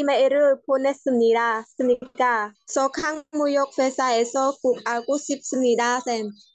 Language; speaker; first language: Korean; non-native, learner; Khmer